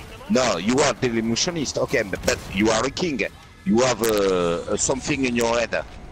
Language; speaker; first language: English; non-native, learner; French